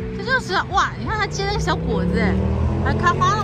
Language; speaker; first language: Chinese; native; Chinese